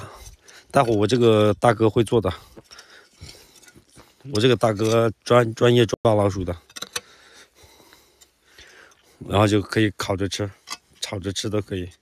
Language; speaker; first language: Chinese; native; Chinese